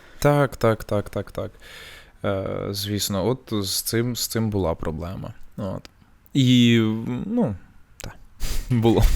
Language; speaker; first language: Ukrainian; non-native, local second language; Russian